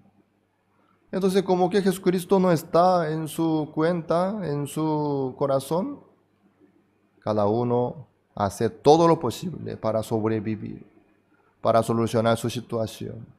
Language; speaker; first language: Spanish; non-native, fluent; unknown